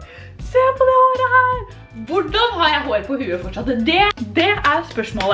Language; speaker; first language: Norwegian; native; Norwegian